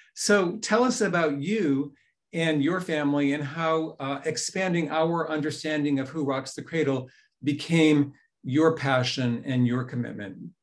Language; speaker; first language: English; native; English